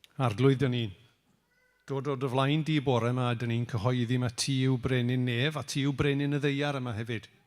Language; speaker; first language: Welsh; native; Welsh